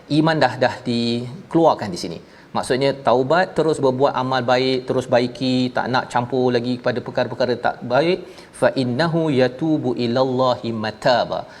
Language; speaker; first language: Malay; native; Malay